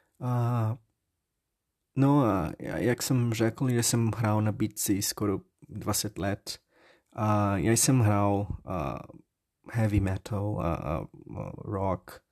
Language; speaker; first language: Czech; non-native, learner; Portuguese